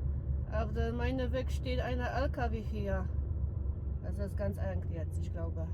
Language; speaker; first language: German; non-native, learner; Polish